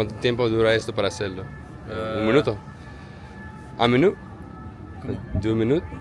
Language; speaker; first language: Spanish; early bilingual, heritage; Spanish